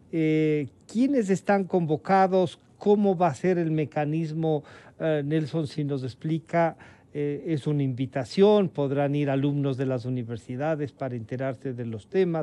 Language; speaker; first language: Spanish; native; Spanish